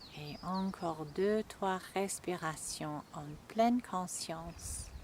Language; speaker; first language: French; non-native, fluent; English